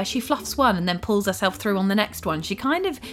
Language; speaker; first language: English; native; English